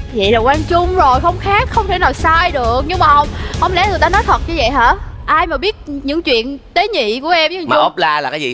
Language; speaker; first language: Vietnamese; native; Vietnamese